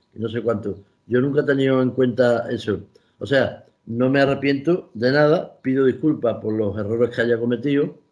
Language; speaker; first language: Spanish; native; Spanish